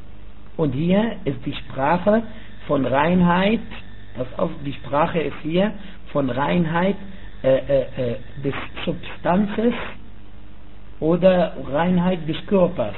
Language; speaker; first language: German; non-native, fluent; Arabic